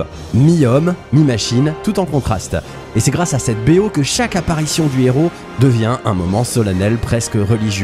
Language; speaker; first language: French; native; French